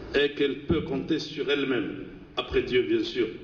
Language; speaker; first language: French; non-native, local second language; Arabic